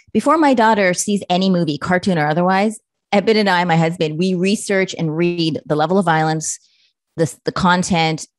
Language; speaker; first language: English; native; English